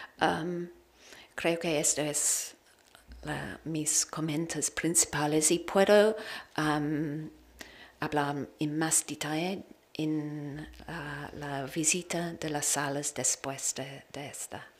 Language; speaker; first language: Spanish; non-native, learner; English